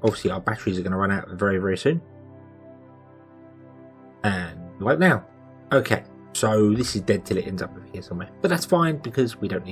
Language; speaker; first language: English; native; English